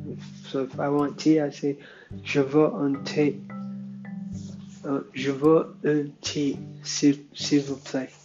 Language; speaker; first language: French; non-native, learner; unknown